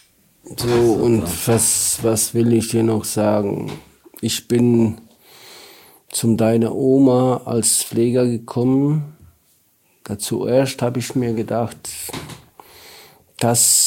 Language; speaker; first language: German; non-native, learner; Polish